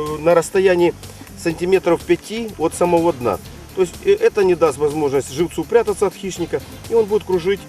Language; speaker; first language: Russian; native; Russian